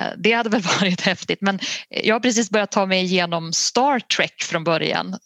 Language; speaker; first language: Swedish; native; Swedish